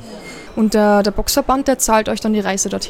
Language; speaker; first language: German; native; German